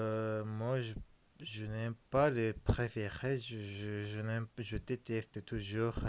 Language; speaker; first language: French; non-native, learner; Japanese